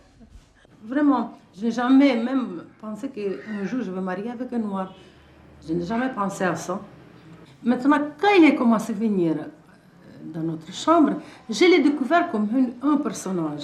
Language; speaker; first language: French; non-native, fluent; Russian